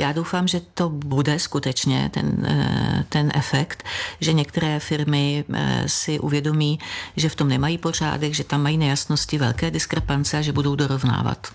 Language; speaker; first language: Czech; native; Czech